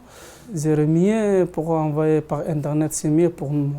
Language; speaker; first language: French; non-native, learner; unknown